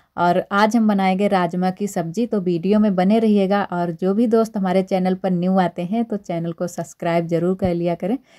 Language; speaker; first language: Hindi; native; Hindi